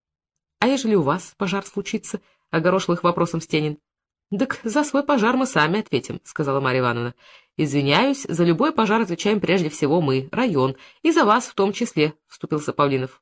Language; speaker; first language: Russian; native; Russian